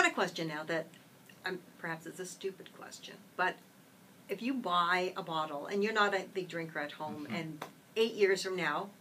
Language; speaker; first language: English; native; English